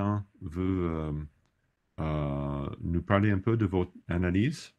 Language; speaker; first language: French; non-native, fluent; English